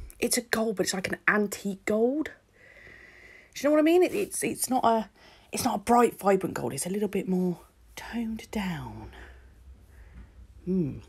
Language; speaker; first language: English; native; English